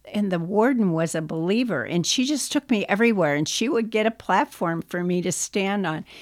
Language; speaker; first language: English; native; English